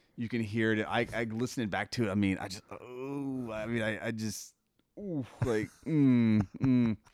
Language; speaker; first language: English; native; English